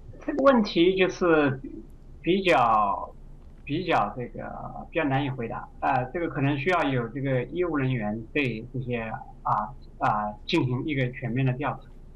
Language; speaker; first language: Chinese; native; Chinese